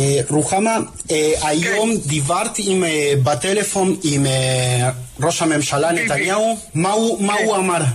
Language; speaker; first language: Hebrew; non-native, fluent; Spanish